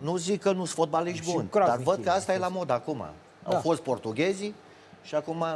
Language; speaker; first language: Romanian; native; Romanian